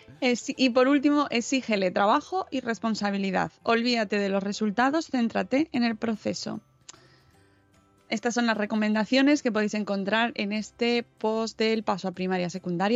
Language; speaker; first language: Spanish; native; Spanish